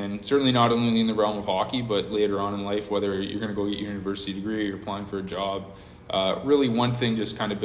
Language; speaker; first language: English; native; English